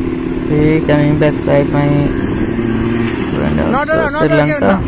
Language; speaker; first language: English; non-native, learner; Nepali